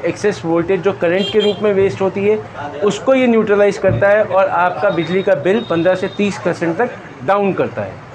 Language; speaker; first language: Hindi; native; Hindi